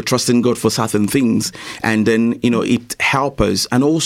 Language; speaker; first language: English; non-native, local second language; Yoruba